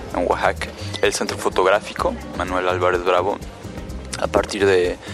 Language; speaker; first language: Spanish; native; Spanish